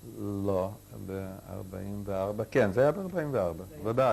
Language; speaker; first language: Hebrew; non-native, fluent; Yiddish